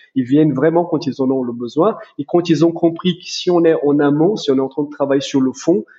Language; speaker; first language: French; non-native, fluent; Portuguese